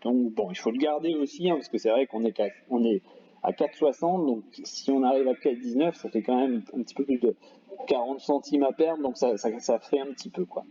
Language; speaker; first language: French; native; French